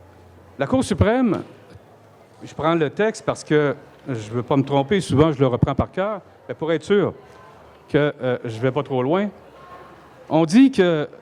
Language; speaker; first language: French; native; French